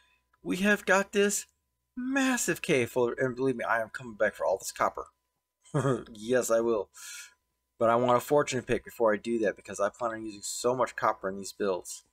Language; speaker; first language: English; native; English